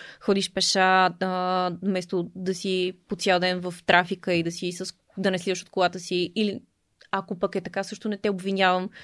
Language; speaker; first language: Bulgarian; native; Bulgarian